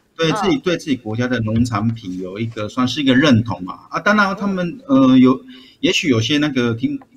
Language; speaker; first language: Chinese; native; Chinese